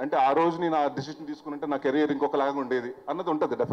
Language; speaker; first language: Telugu; native; Telugu